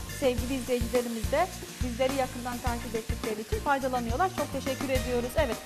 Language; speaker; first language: Turkish; non-native, local second language; Arabic